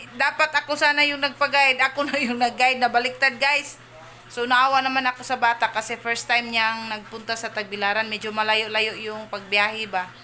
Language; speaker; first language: Filipino; non-native, local second language; Cebuano